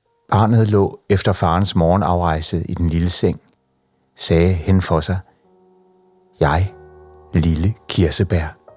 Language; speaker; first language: Danish; native; Danish